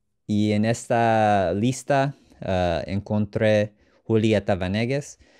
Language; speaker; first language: Spanish; non-native, learner; English